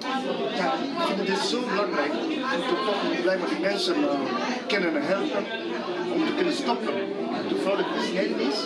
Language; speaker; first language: Dutch; non-native, learner; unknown